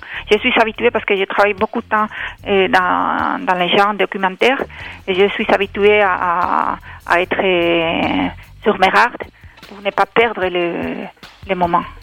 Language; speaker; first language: French; non-native, fluent; Spanish